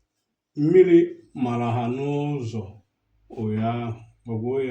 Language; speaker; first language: Igbo; native; Igbo